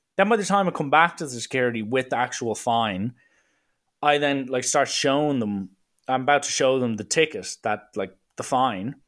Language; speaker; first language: English; native; English